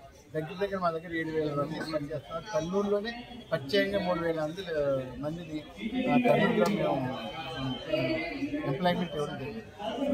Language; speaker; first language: Telugu; native; Telugu